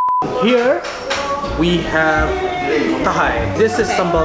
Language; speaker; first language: English; non-native, local second language; Malay